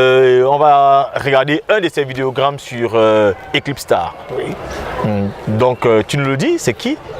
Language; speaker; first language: French; native; French